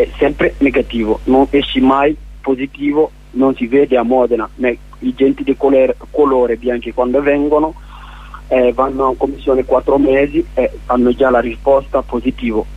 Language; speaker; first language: Italian; non-native, learner; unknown